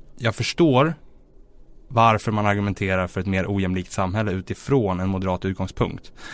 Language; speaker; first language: Swedish; native; Swedish